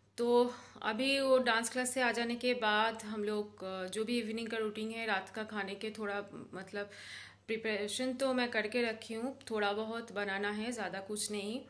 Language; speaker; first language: Hindi; non-native, local second language; Bangla